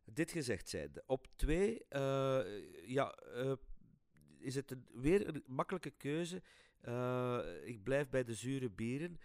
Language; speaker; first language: Dutch; native; Dutch